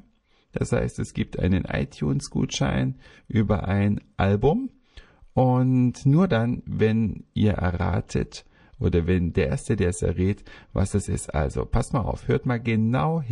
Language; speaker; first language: German; native; German